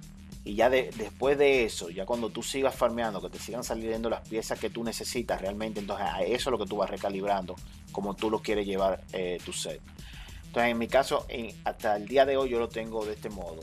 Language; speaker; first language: Spanish; native; Spanish